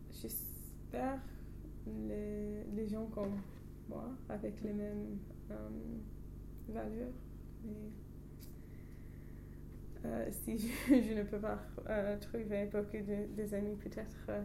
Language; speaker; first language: French; non-native, learner; English